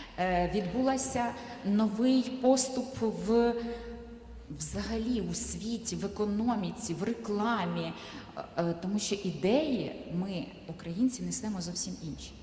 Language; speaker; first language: Ukrainian; native; Ukrainian